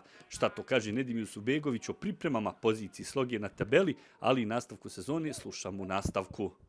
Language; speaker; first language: Bosnian; native; Bosnian